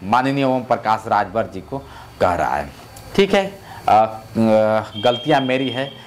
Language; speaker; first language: Hindi; native; Hindi